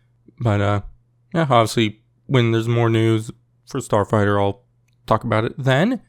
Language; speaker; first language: English; native; English